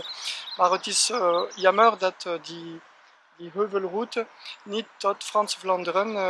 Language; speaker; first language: Dutch; non-native, fluent; French